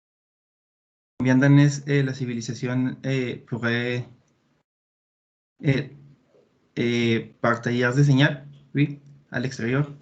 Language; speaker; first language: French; non-native, learner; Spanish